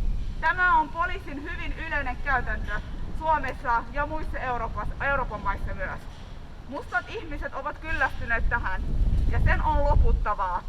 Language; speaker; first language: Finnish; early bilingual, other home language; Somali